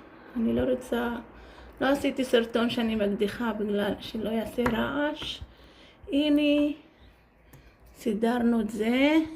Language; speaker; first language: Hebrew; non-native, learner; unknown